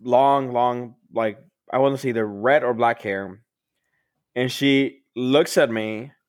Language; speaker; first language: English; early bilingual, other home language; Spanish